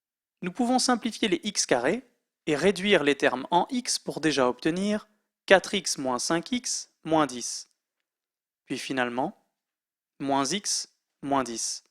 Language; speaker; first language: French; native; French